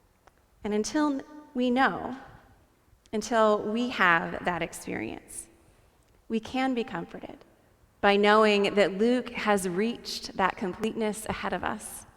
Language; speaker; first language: English; native; English